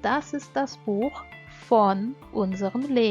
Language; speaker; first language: German; non-native, fluent; Portuguese